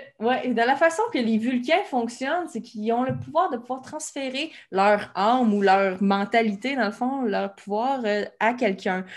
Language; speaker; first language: French; native; French